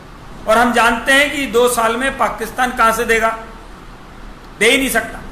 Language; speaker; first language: Hindi; native; Hindi